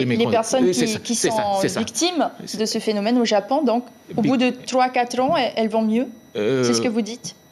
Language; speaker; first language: French; native; French